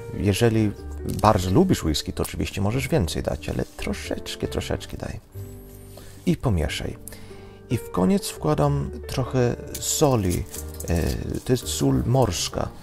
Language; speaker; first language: Polish; non-native, fluent; Swedish